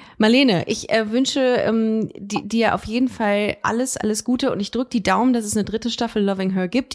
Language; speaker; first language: German; native; German